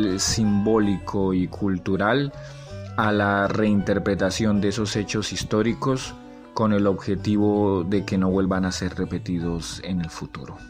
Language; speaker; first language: Spanish; native; Spanish